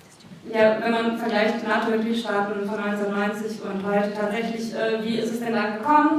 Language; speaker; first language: German; native; German